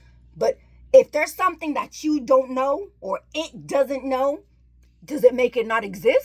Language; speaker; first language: English; native; English